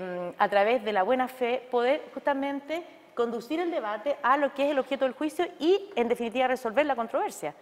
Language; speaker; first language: Spanish; native; Spanish